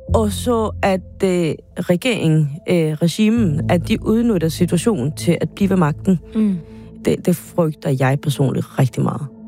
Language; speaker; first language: Danish; non-native, fluent; Spanish